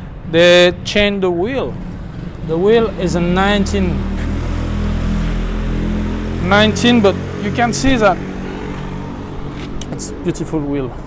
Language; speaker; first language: English; non-native, fluent; French